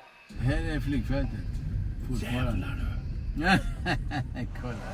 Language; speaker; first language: Swedish; early bilingual, heritage; Swedish